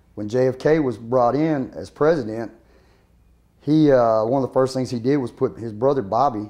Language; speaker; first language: English; native; English